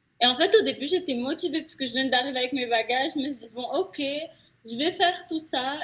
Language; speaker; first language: French; non-native, local second language; Arabic